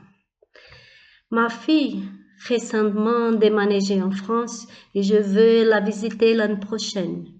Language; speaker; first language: French; non-native, learner; Portuguese